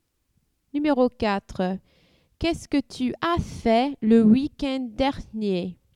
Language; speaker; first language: French; non-native, learner; English